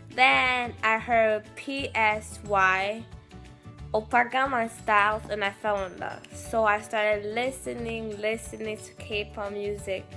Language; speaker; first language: English; native; English